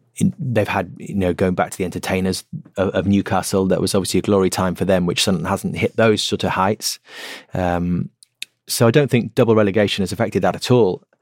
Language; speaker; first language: English; native; English